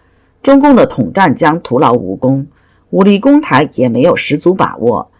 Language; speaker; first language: Chinese; native; Chinese